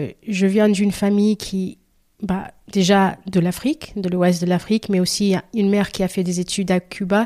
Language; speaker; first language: French; non-native, fluent; Kabuverdianu